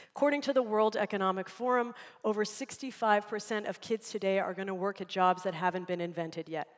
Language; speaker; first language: English; native; English